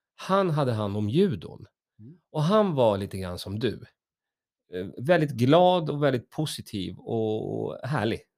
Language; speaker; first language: Swedish; native; Swedish